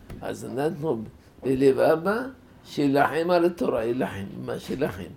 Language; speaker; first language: Hebrew; non-native, fluent; Arabic